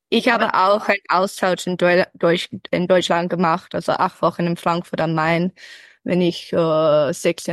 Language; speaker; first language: German; early bilingual, heritage; English